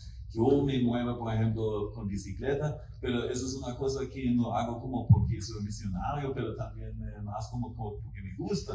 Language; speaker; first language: Spanish; non-native, fluent; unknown